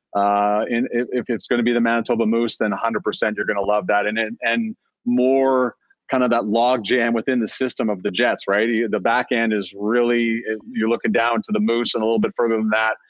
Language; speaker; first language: English; native; English